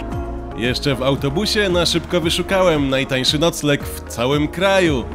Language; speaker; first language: Polish; native; Polish